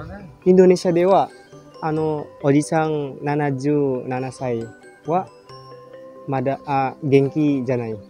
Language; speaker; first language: Japanese; non-native, learner; Indonesian